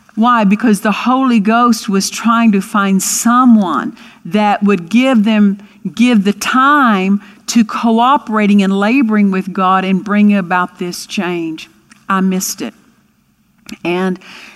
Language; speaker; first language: English; native; English